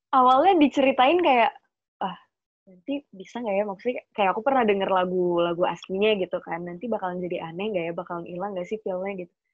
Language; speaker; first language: Indonesian; native; Indonesian